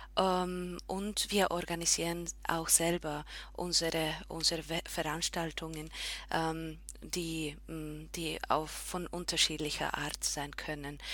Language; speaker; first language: German; non-native, fluent; Slovak